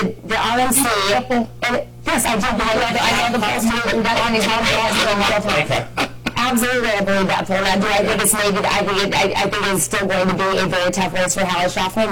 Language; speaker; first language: English; native; English